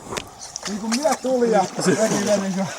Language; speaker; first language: Finnish; native; Finnish